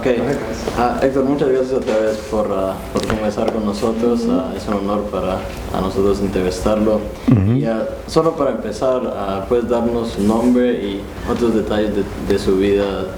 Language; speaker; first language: Spanish; non-native, learner; English